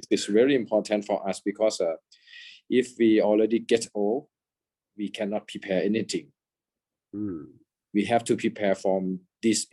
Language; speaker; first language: English; non-native, fluent; Thai